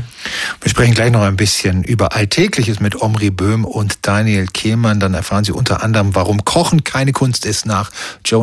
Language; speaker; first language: German; native; German